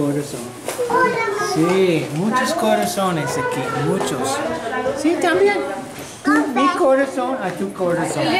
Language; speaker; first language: Spanish; non-native, learner; English